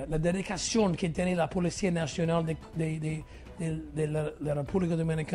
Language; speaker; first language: Spanish; non-native, fluent; English